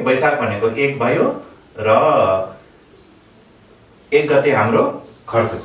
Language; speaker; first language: Nepali; native; Nepali